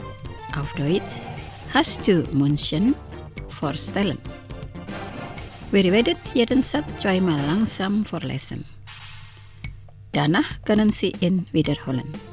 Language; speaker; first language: German; non-native, fluent; Indonesian